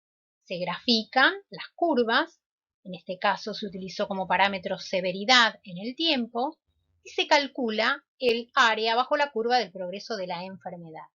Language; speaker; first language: Spanish; native; Spanish